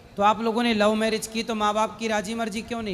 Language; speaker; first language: Hindi; native; Hindi